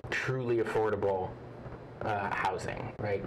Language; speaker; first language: English; native; English